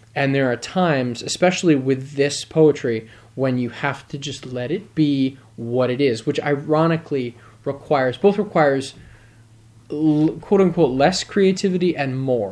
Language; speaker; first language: English; native; English